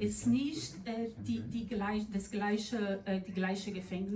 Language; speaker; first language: German; non-native, learner; Portuguese